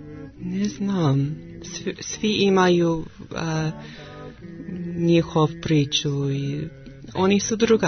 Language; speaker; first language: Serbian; non-native, learner; English